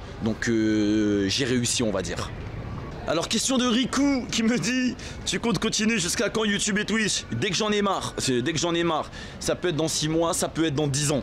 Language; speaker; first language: French; native; French